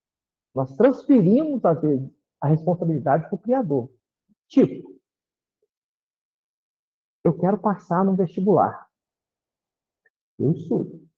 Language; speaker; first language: Portuguese; native; Portuguese